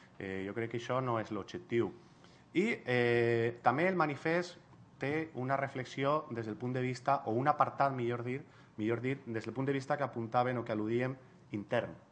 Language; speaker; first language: Catalan; non-native, local second language; Spanish